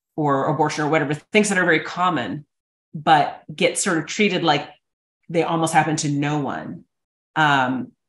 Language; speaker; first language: English; native; English